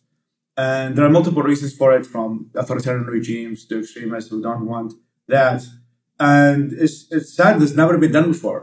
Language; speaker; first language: English; non-native, fluent; Arabic